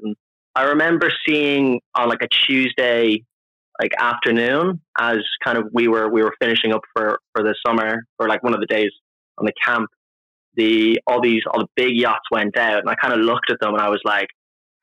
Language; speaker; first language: English; native; English